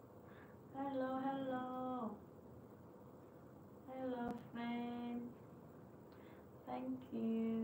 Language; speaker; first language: English; non-native, learner; Vietnamese